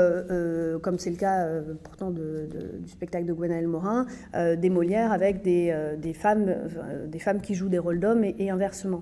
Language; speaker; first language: French; native; French